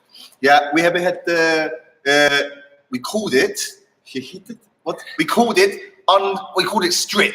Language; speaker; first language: Dutch; non-native, learner; English